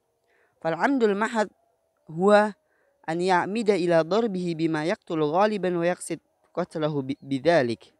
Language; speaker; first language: Arabic; non-native, fluent; Indonesian